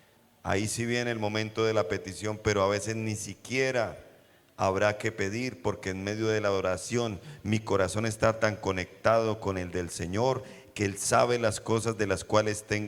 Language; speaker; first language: Spanish; native; Spanish